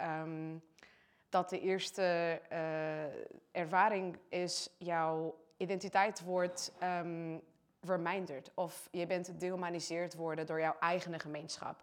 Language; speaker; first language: Dutch; non-native, fluent; Portuguese